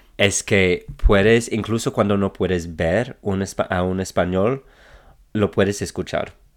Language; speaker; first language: Spanish; non-native, fluent; English